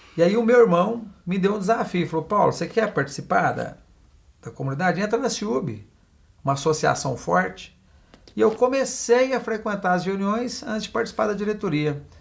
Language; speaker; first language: Portuguese; native; Portuguese